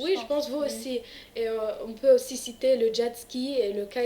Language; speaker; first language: French; non-native, local second language; Arabic